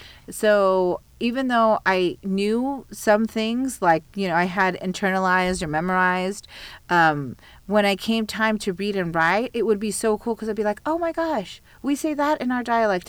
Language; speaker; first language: English; early bilingual, other home language; Arabic